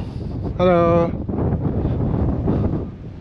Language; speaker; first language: Arabic; native; Arabic